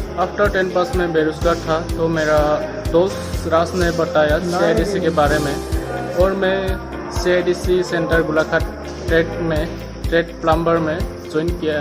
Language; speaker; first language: Hindi; non-native, local second language; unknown